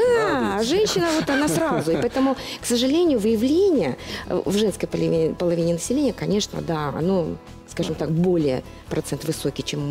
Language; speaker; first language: Russian; native; Russian